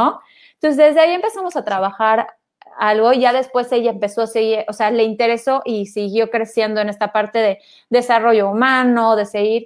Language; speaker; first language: Spanish; native; Spanish